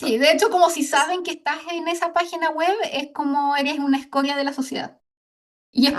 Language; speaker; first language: Spanish; native; Spanish